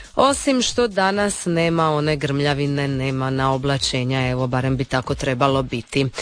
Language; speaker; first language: Serbian; native; Serbian